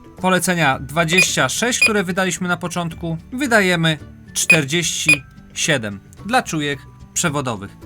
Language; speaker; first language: Polish; native; Polish